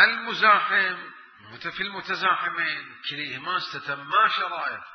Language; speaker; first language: Arabic; native; Arabic